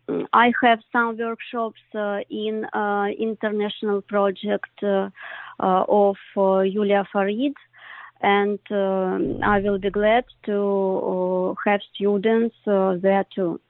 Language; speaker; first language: English; non-native, learner; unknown